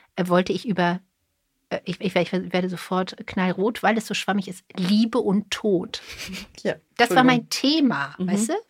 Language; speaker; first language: German; native; German